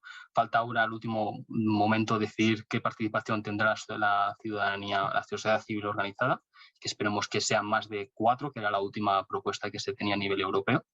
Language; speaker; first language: Spanish; native; Spanish